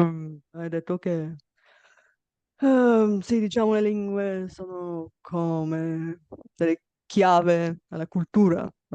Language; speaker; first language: Italian; non-native, fluent; Bulgarian